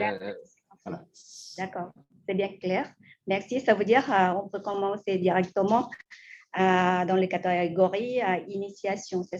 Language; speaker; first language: French; non-native, fluent; Lao